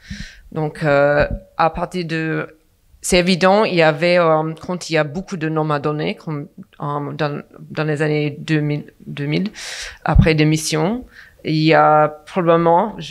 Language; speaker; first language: French; non-native, fluent; English